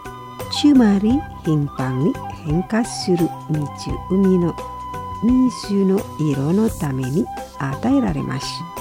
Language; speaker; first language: Japanese; non-native, fluent; Indonesian